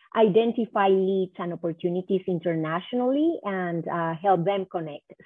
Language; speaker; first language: English; non-native, fluent; Spanish